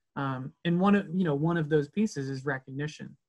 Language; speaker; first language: English; native; English